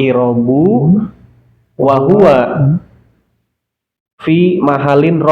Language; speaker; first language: Arabic; non-native, learner; Indonesian